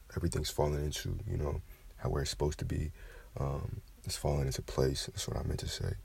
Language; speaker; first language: English; native; English